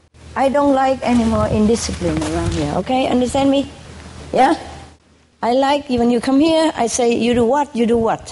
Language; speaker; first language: English; non-native, fluent; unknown